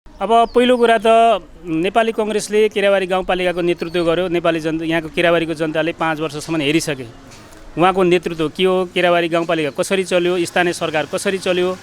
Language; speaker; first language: Nepali; native; Nepali